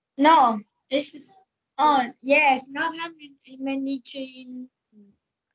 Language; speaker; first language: English; non-native, learner; Vietnamese